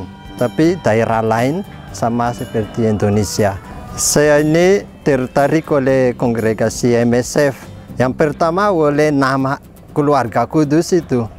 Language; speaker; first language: Indonesian; non-native, fluent; Malagasy